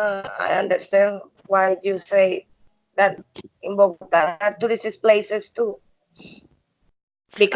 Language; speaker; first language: English; non-native, learner; Spanish